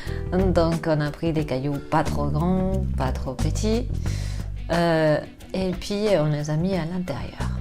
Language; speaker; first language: French; non-native, fluent; Spanish